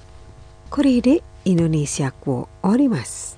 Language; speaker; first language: Japanese; non-native, fluent; Indonesian